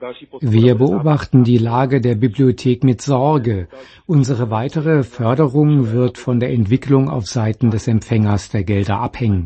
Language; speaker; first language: German; native; German